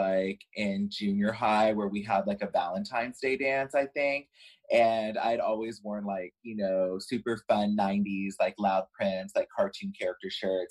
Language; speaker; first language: English; native; English